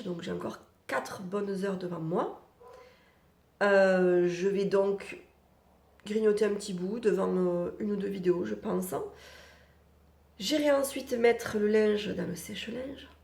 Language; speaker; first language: French; native; French